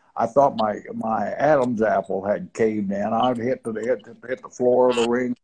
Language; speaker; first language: English; native; English